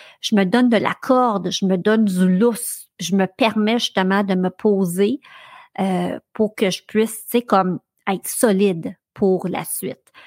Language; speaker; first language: French; native; French